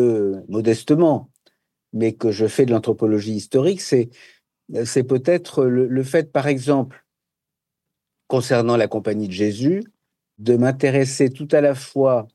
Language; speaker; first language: French; native; French